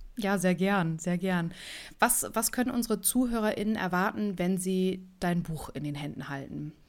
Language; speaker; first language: German; native; German